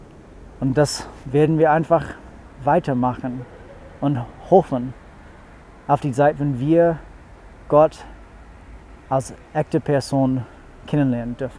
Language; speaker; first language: German; non-native, fluent; English